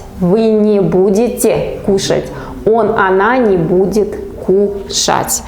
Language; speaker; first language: Russian; non-native, local second language; Kazakh